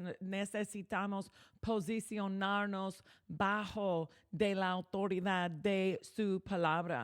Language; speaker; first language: Spanish; non-native, fluent; English